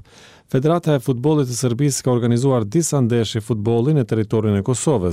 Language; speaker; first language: Albanian; native; Albanian